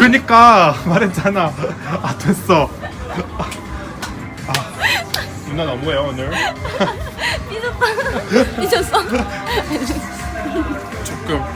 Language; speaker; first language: Korean; non-native, learner; French